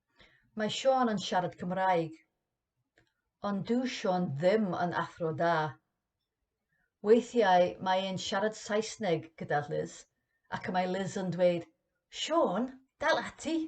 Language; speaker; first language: Welsh; non-native, learner; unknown